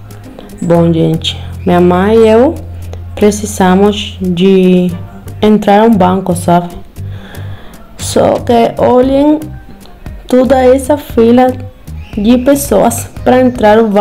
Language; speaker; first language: Portuguese; non-native, learner; Spanish